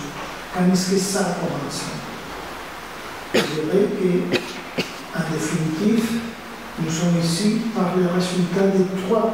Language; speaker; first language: French; non-native, fluent; Spanish